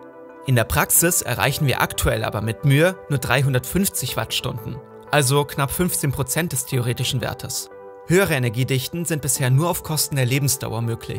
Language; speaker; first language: German; native; German